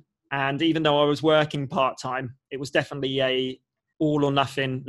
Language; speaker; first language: English; native; English